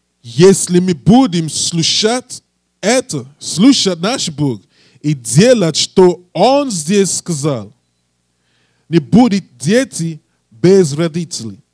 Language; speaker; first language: Russian; non-native, learner; English